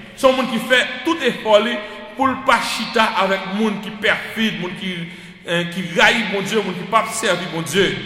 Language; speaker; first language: French; native; French